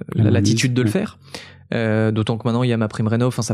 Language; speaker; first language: French; native; French